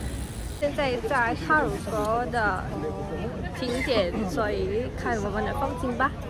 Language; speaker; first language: Chinese; non-native, local second language; English